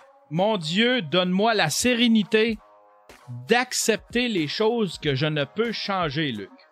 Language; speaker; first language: French; native; French